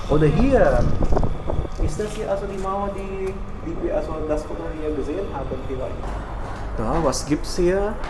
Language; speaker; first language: German; non-native, fluent; Indonesian